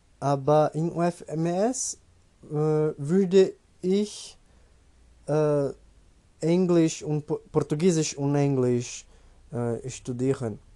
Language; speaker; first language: German; non-native, learner; Portuguese